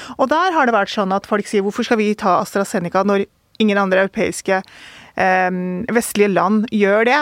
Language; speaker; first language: Norwegian; early bilingual, other home language; Urdu